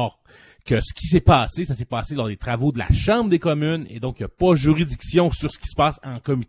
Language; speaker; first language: French; native; French